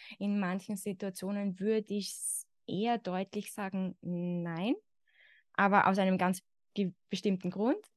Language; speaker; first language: German; native; German